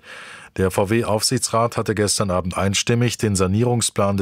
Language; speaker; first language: German; native; German